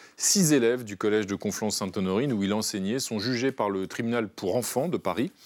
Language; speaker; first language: French; native; French